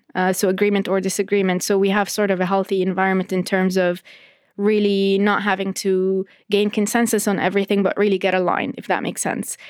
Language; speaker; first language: English; non-native, fluent; Arabic